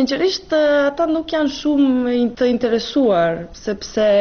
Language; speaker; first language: Albanian; non-native, fluent; Serbian